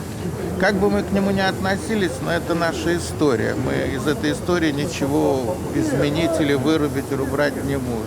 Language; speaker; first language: Russian; native; Russian